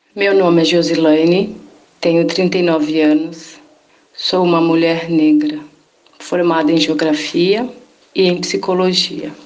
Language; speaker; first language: Portuguese; native; Portuguese